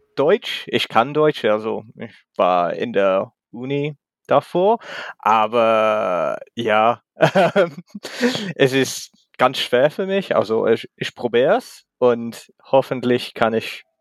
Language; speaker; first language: German; non-native, learner; English